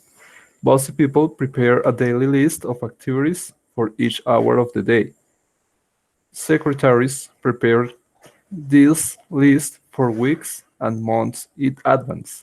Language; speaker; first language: English; non-native, learner; Spanish